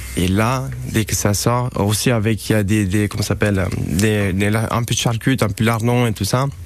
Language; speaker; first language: French; non-native, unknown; Romanian